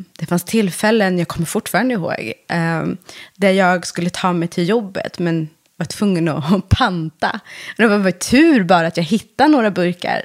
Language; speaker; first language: Swedish; early bilingual, other home language; Persian